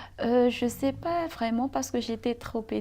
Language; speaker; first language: French; non-native, local second language; Malagasy